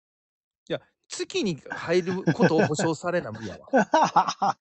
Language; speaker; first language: Japanese; native; Japanese